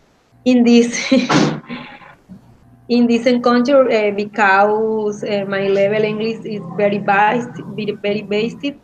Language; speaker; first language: English; non-native, learner; Spanish